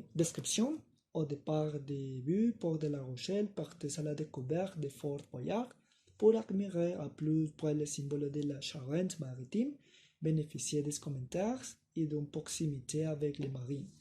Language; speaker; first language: French; non-native, learner; Spanish